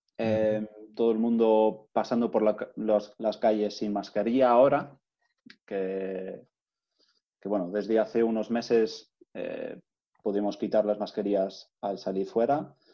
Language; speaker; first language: Spanish; non-native, fluent; English